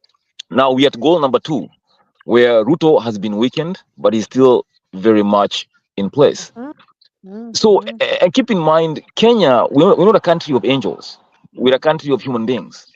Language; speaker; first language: English; non-native, local second language; Swahili